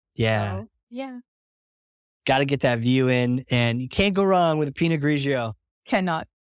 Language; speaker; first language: English; non-native, fluent; Finnish